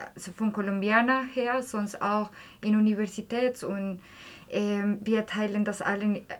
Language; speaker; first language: German; non-native, fluent; Spanish